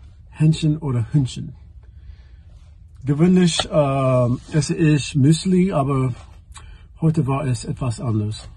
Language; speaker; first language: German; non-native, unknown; English